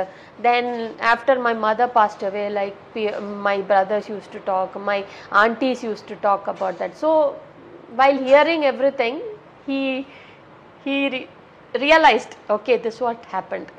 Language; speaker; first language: Telugu; non-native, local second language; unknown